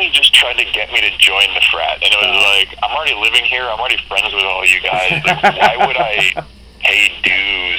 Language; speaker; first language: English; native; English